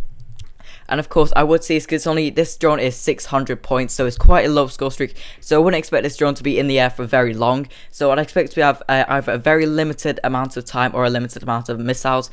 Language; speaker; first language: English; native; English